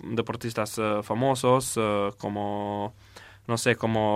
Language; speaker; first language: Spanish; non-native, learner; Croatian